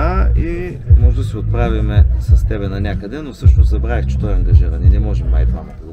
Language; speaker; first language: Bulgarian; native; Bulgarian